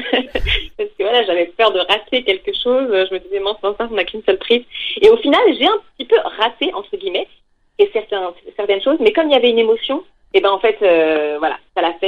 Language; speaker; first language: French; native; French